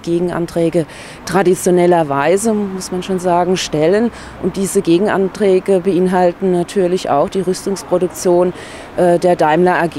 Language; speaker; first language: German; native; German